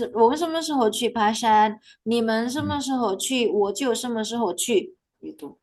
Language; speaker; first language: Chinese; non-native, fluent; Indonesian